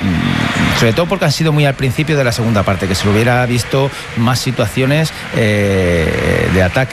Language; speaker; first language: Spanish; native; Spanish